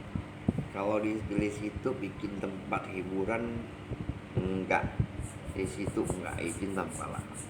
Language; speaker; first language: Indonesian; non-native, local second language; Hakka Chinese